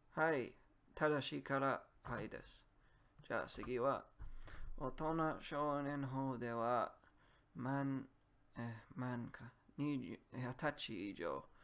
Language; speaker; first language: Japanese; non-native, learner; Polish